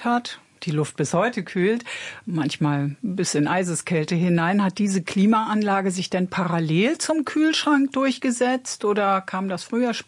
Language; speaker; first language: German; native; German